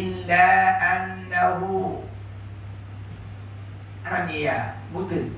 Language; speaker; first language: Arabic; non-native, fluent; Malay